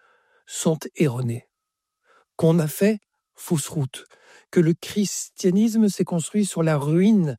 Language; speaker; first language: French; native; French